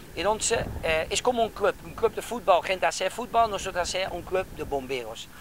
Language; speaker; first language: Spanish; non-native, learner; Dutch